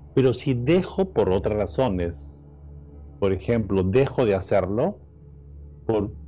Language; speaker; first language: Spanish; native; Spanish